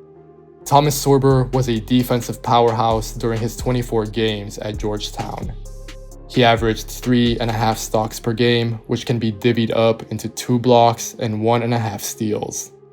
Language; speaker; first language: English; native; English